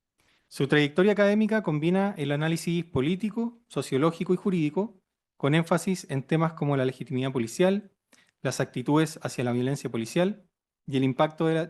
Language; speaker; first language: Spanish; native; Spanish